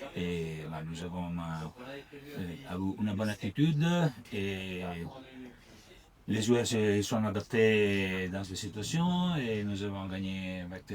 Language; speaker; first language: French; non-native, learner; Italian